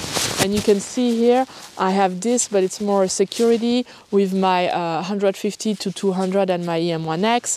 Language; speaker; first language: English; non-native, fluent; French